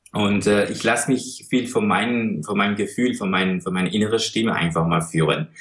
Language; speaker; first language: German; non-native, fluent; Persian